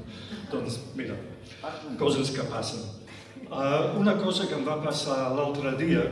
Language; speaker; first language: Catalan; non-native, fluent; English